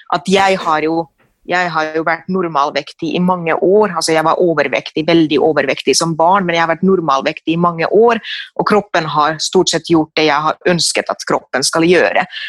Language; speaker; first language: Norwegian; non-native, fluent; Finnish